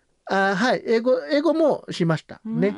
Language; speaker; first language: Japanese; non-native, learner; Samoan